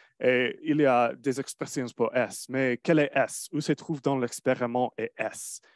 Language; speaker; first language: French; non-native, learner; English